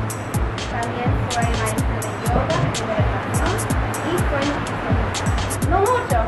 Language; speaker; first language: Spanish; early bilingual, heritage; English